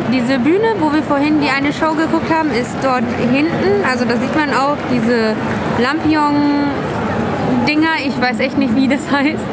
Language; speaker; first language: German; native; German